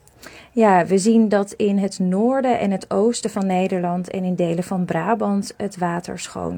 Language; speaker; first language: Dutch; native; Dutch